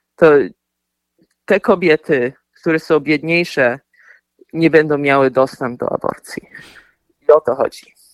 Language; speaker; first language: Polish; early bilingual, heritage; Polish